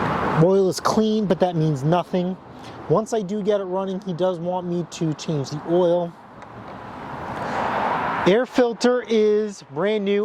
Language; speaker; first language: English; native; English